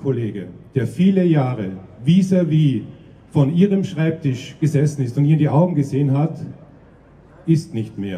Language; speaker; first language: German; native; German